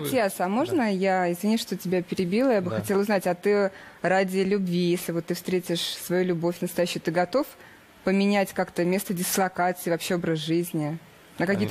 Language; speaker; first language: Russian; native; Russian